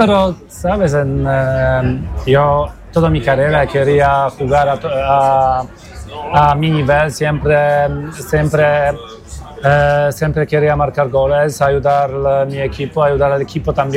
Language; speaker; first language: Spanish; non-native, learner; Polish